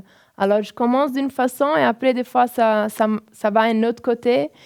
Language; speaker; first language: French; non-native, fluent; Portuguese